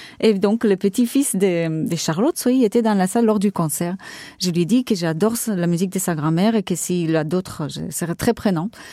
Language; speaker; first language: French; non-native, fluent; Portuguese